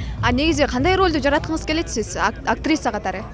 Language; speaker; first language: Kyrgyz; native; Kyrgyz